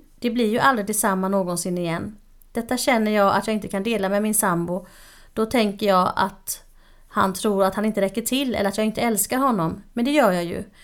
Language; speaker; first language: Swedish; native; Swedish